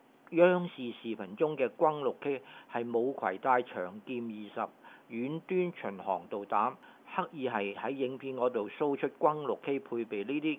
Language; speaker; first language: Chinese; non-native, local second language; Cantonese